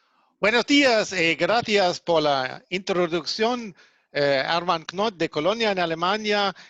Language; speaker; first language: Spanish; non-native, fluent; German